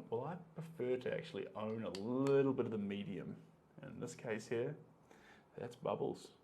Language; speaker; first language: English; native; English